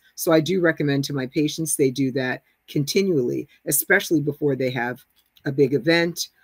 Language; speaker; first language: English; native; English